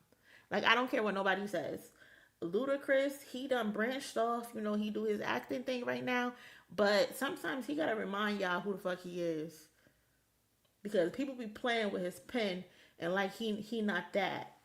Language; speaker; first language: English; native; English